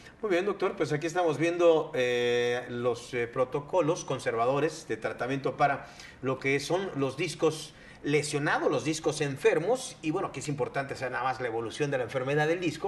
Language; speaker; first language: Spanish; native; Spanish